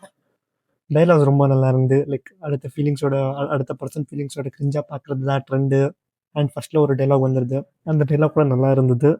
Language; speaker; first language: Tamil; non-native, learner; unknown